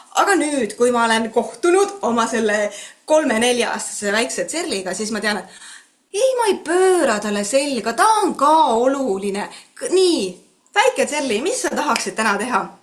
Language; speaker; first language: Estonian; native; Estonian